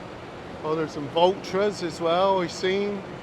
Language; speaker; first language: English; native; English